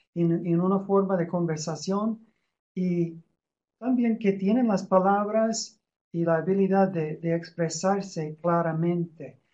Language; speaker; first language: Spanish; non-native, fluent; English